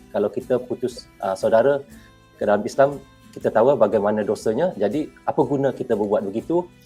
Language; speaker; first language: Malay; native; Malay